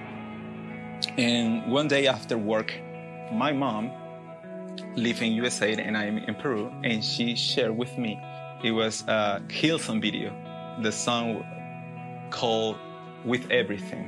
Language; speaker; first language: English; non-native, learner; Spanish